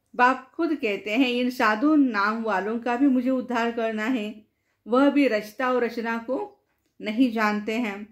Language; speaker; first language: Hindi; non-native, local second language; Marathi